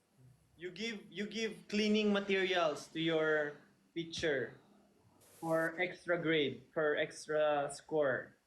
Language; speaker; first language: English; non-native, local second language; Filipino